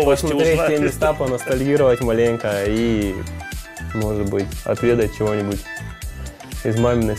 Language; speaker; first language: Russian; native; Russian